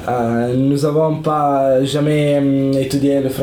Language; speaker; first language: French; non-native, learner; Italian